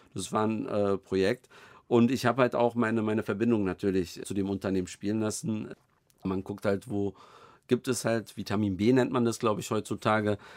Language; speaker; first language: German; native; German